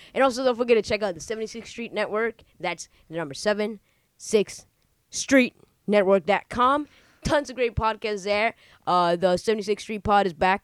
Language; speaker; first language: English; native; English